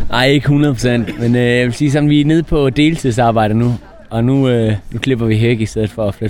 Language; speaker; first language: Danish; native; Danish